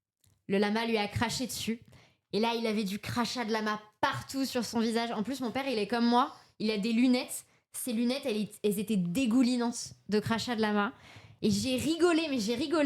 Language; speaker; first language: French; native; French